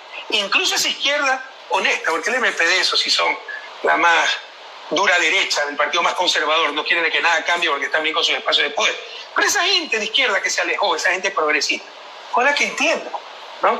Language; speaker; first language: Spanish; native; Spanish